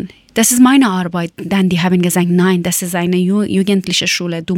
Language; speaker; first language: German; non-native, learner; Persian